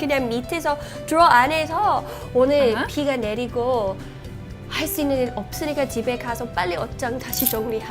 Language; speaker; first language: Korean; non-native, fluent; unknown